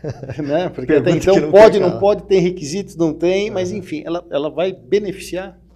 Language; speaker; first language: Portuguese; native; Portuguese